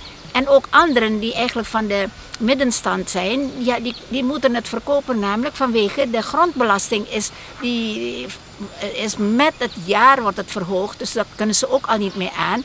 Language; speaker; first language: Dutch; non-native, fluent; Indonesian